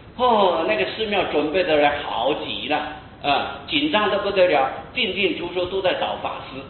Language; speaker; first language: Chinese; non-native, local second language; Hakka Chinese